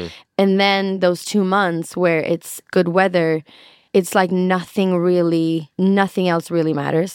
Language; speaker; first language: English; non-native, fluent; Swedish